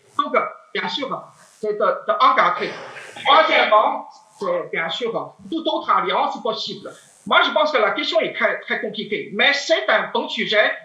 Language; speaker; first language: French; non-native, fluent; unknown